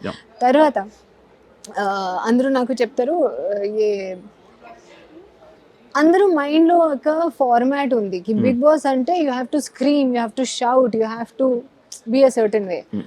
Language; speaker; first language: Telugu; non-native, learner; Hindi